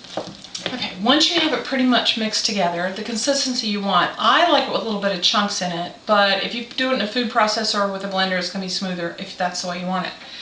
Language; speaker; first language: English; native; English